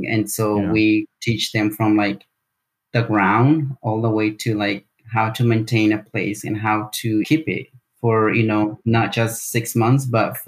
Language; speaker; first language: English; non-native, fluent; Spanish